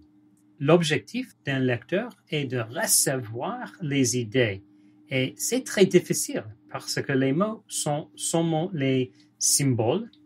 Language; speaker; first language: French; non-native, learner; English